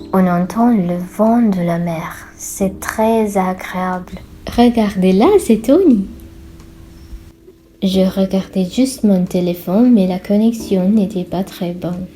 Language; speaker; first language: French; non-native, fluent; Sinhala